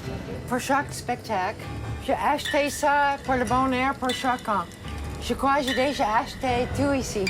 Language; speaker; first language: French; non-native, learner; English